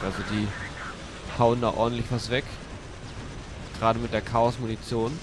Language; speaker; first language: German; native; German